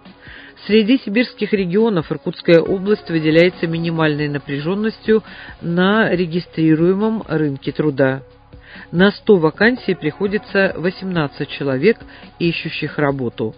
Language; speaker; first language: Russian; native; Russian